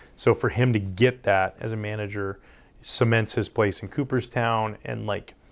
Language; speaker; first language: English; native; English